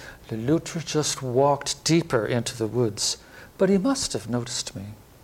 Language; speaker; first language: English; native; English